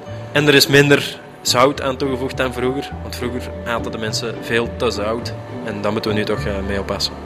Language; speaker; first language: Dutch; native; Dutch